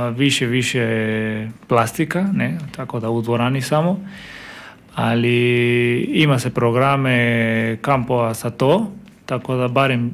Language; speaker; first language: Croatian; non-native, fluent; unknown